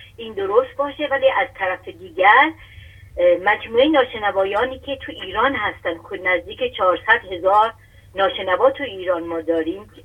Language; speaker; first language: Persian; native; Persian